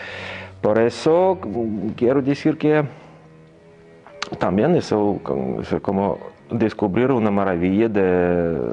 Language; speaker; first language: Spanish; non-native, learner; Russian